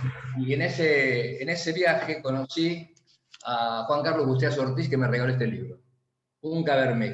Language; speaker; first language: Spanish; native; Spanish